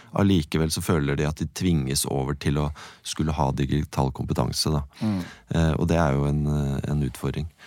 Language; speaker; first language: Norwegian; native; Norwegian